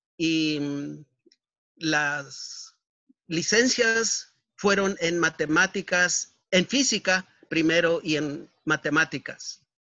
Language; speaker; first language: Spanish; native; Spanish